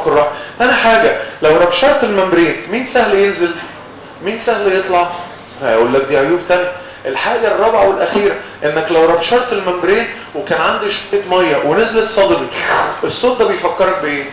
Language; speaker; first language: Arabic; native; Arabic